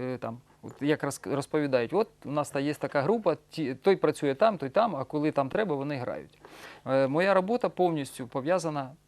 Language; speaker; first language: Ukrainian; non-native, local second language; Russian